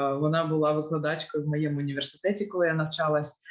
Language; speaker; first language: Ukrainian; non-native, local second language; Russian